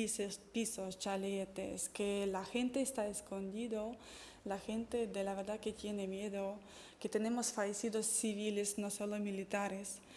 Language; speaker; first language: Spanish; non-native, fluent; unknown